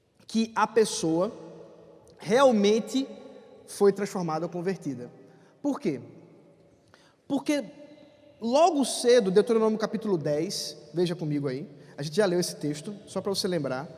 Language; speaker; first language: Portuguese; native; Portuguese